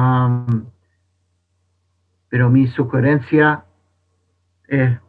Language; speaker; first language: Spanish; non-native, fluent; English